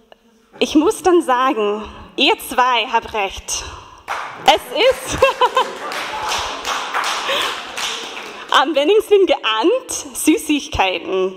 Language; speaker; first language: German; non-native, fluent; English